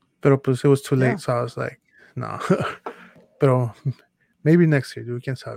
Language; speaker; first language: English; early bilingual, other home language; Spanish